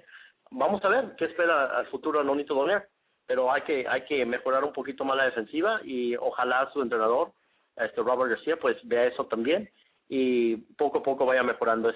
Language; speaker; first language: Spanish; native; Spanish